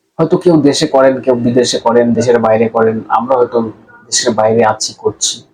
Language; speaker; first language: Bangla; native; Bangla